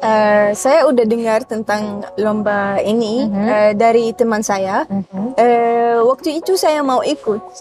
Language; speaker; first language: Indonesian; non-native, learner; Arabic